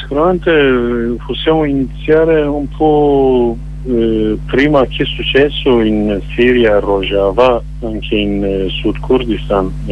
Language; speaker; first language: Italian; non-native, learner; Kurdish